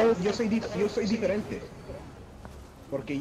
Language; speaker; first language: Spanish; early bilingual, heritage; Spanish